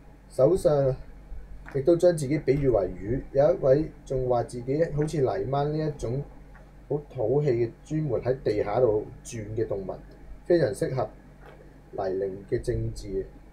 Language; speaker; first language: Cantonese; native; Cantonese